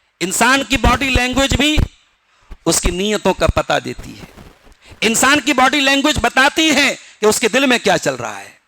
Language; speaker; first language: Urdu; native; Urdu